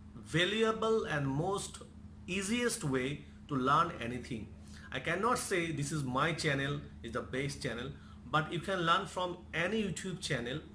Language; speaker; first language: English; non-native, local second language; Bangla